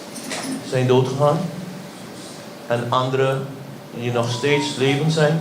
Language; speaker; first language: Dutch; non-native, local second language; Papiamento